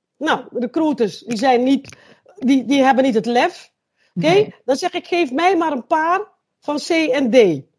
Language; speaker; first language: Dutch; native; Dutch